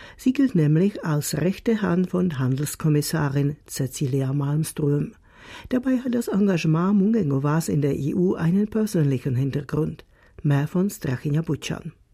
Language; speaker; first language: German; non-native, fluent; Czech